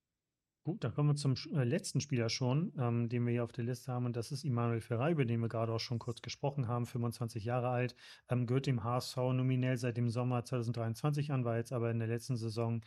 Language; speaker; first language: German; native; German